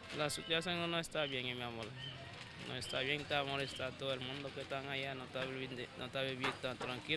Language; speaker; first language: Spanish; non-native, learner; Haitian Creole